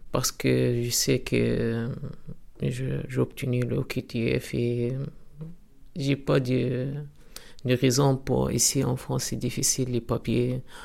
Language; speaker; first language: French; non-native, local second language; Arabic